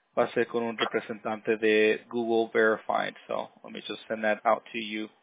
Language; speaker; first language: English; early bilingual, other home language; Spanish